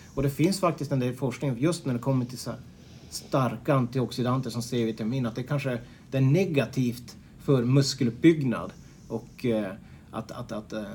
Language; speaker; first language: Swedish; native; Swedish